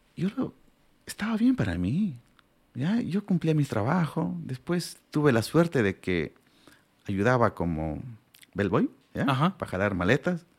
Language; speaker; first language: Spanish; non-native, local second language; Aymara